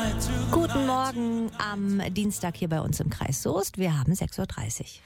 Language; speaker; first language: German; native; German